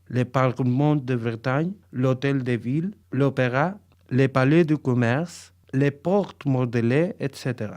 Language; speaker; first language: French; non-native, learner; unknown